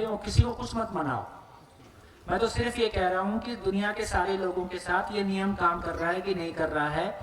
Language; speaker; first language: Hindi; native; Hindi